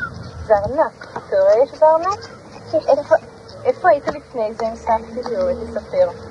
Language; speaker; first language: Hebrew; native; Hebrew